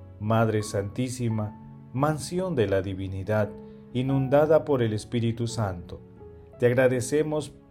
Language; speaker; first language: Spanish; native; Spanish